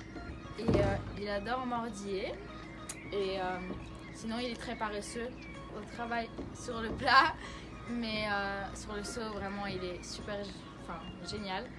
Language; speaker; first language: French; early bilingual, other home language; Italian